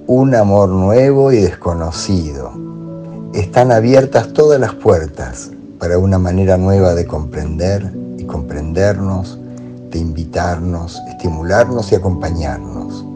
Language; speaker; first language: Spanish; native; Spanish